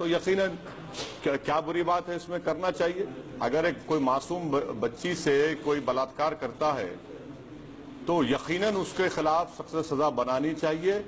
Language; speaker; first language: Urdu; native; Urdu